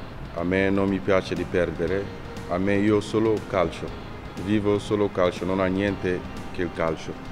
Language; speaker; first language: Italian; non-native, learner; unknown